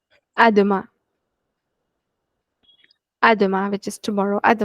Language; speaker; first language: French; non-native, fluent; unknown